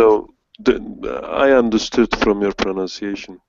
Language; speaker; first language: English; non-native, fluent; Turkish